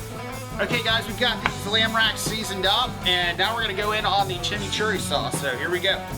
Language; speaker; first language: English; native; English